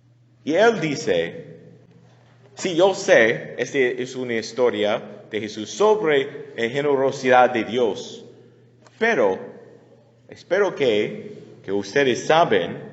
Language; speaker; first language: Spanish; non-native, learner; English